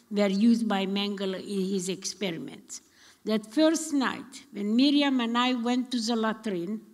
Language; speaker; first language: English; non-native, fluent; Romanian